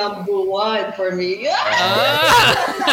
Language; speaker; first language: English; non-native, local second language; Filipino